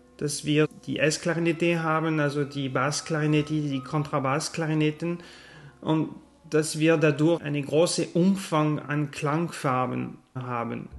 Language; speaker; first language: German; non-native, fluent; French